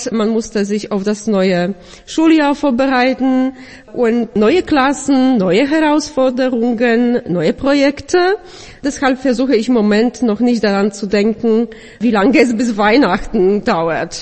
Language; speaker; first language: German; non-native, fluent; Polish